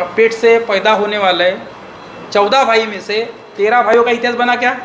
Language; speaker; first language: Hindi; non-native, local second language; Marathi